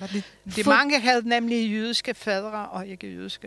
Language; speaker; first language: Danish; early bilingual, other home language; Polish